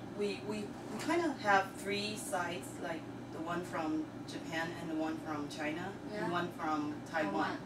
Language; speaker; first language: English; non-native, learner; Chinese